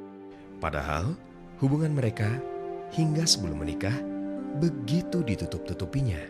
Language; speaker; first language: Indonesian; native; Indonesian